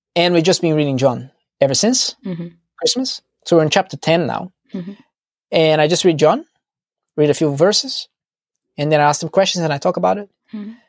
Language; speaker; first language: English; non-native, fluent; Portuguese